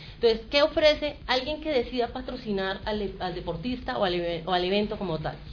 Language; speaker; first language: Spanish; native; Spanish